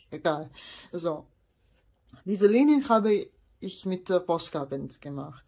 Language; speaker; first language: German; non-native, learner; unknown